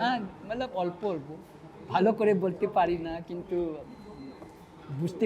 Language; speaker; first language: Bangla; non-native, local second language; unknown